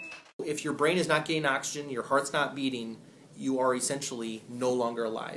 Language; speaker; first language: English; native; English